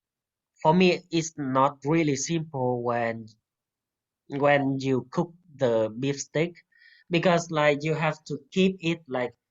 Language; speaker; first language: English; non-native, fluent; Vietnamese